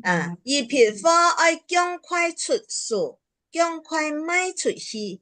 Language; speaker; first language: Chinese; non-native, local second language; Hakka Chinese